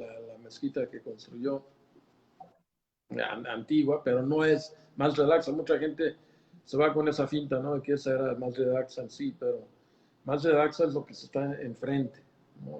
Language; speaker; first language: Spanish; native; Spanish